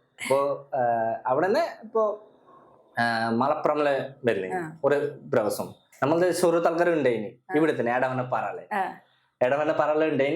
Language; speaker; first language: Malayalam; non-native, local second language; Bangla